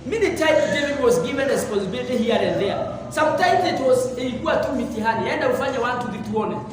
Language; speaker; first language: English; non-native, local second language; Swahili